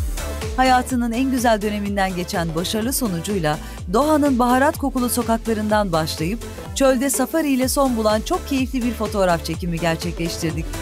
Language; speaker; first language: Turkish; native; Turkish